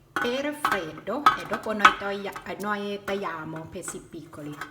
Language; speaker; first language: Italian; non-native, learner; Thai